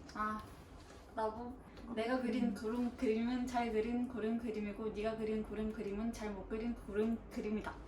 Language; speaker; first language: Korean; early bilingual, other home language; Russian